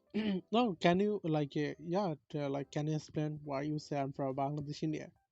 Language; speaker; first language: English; non-native, learner; Bangla